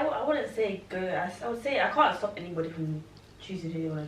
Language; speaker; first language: English; native; English